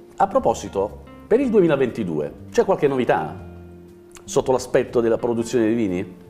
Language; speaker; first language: Italian; native; Italian